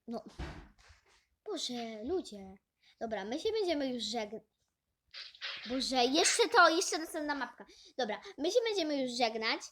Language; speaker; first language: Polish; native; Polish